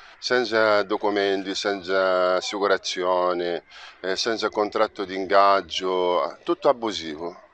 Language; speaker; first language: Italian; non-native, fluent; Arabic